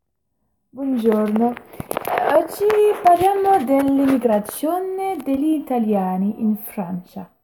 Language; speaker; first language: Italian; non-native, learner; French